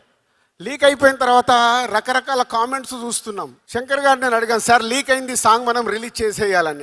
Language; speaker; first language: Telugu; native; Telugu